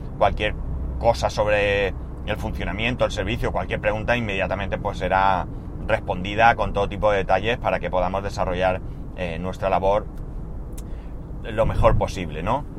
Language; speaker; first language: Spanish; native; Spanish